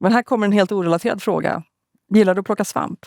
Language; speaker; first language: Swedish; native; Swedish